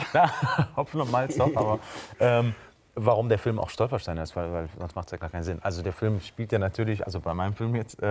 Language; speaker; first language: German; native; German